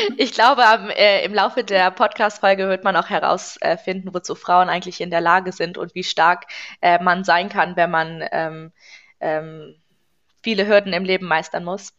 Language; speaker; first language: German; early bilingual, other home language; Persian